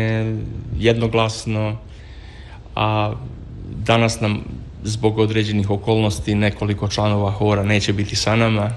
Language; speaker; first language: Serbian; native; Serbian